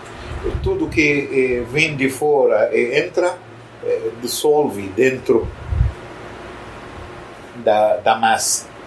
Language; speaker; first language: Portuguese; non-native, fluent; Arabic